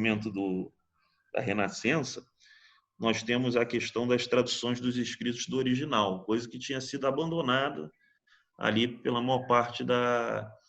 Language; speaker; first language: Portuguese; native; Portuguese